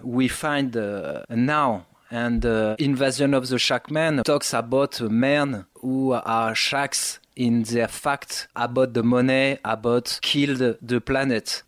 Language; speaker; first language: English; non-native, learner; French